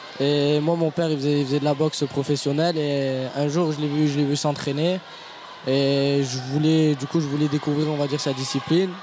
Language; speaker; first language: French; native; French